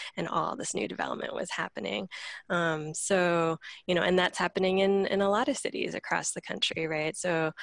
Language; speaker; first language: English; native; English